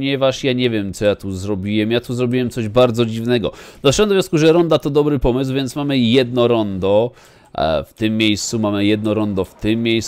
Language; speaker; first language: Polish; native; Polish